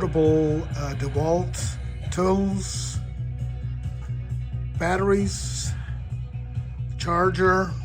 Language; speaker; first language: English; native; English